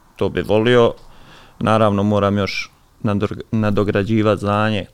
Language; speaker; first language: Bosnian; native; Bosnian